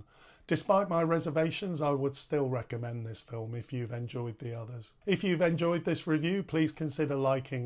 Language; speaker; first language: English; native; English